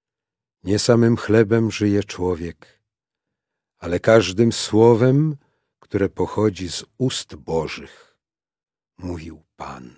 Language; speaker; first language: Polish; native; Polish